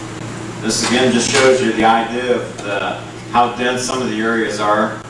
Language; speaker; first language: English; native; English